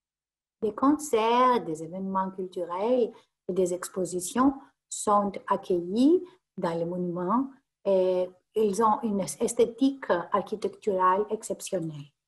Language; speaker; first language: French; non-native, fluent; Greek